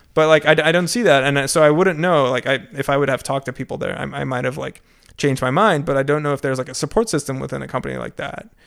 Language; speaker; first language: English; non-native, fluent; Dutch